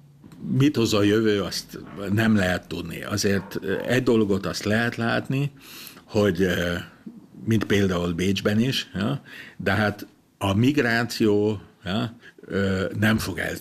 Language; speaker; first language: Hungarian; non-native, fluent; German